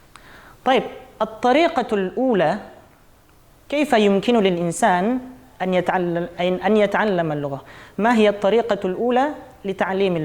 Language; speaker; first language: Arabic; non-native, fluent; Indonesian